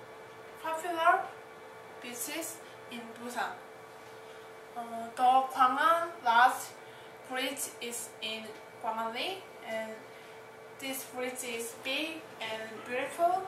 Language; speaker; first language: English; non-native, learner; Korean